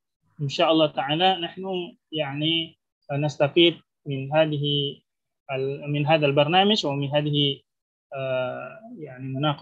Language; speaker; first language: Arabic; non-native, fluent; Indonesian